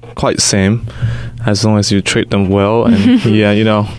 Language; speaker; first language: English; non-native, fluent; Chinese